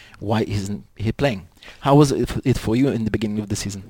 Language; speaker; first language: English; non-native, fluent; Hebrew